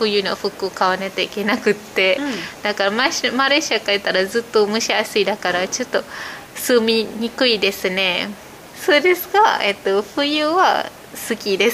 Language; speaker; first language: Japanese; non-native, fluent; Malay